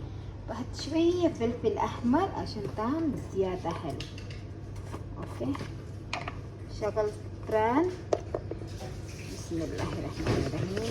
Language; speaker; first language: Arabic; non-native, learner; Urdu